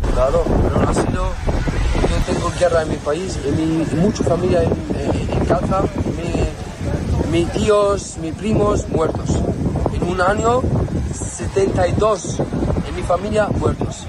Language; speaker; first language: Spanish; non-native, learner; Arabic